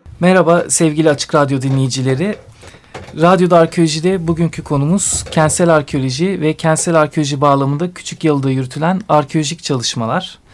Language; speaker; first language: Turkish; native; Turkish